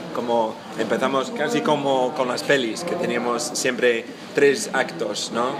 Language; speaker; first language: Spanish; non-native, fluent; English